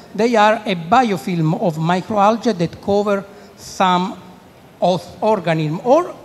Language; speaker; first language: English; non-native, fluent; Italian